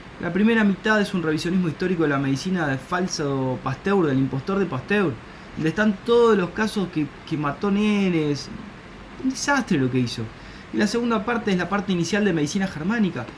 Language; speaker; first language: Spanish; native; Spanish